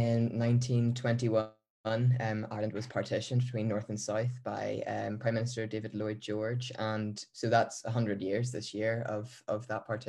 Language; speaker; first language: English; native; English